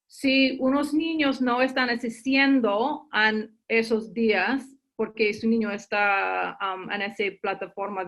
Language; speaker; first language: Spanish; early bilingual, heritage; English